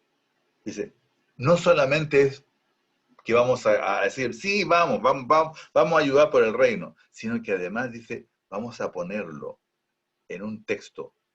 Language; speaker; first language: Spanish; native; Spanish